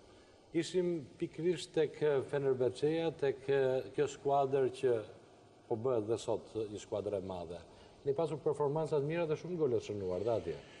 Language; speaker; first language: Albanian; native; Albanian